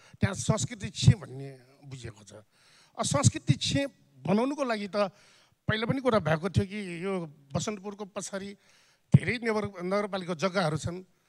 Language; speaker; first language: Nepali; non-native, local second language; Newari